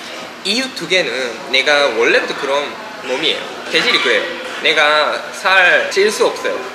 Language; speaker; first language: Korean; non-native, fluent; Japanese